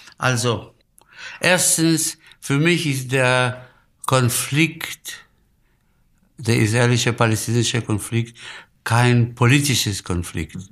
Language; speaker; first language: German; non-native, fluent; Spanish